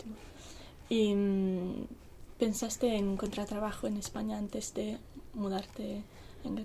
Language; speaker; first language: Spanish; non-native, learner; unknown